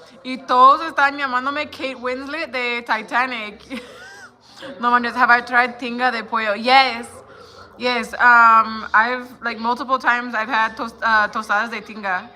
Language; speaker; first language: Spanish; non-native, learner; English